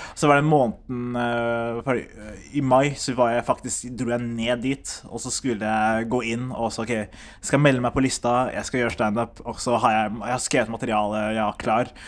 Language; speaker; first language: Norwegian; early bilingual, other home language; Somali